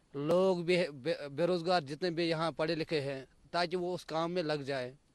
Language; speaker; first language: Hindi; non-native, local second language; Kashmiri